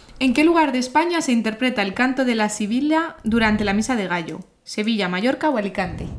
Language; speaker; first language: Spanish; early bilingual, other home language; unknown